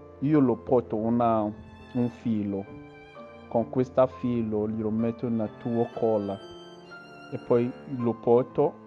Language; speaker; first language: Italian; non-native, learner; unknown